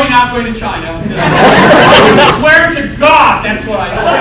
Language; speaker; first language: English; native; English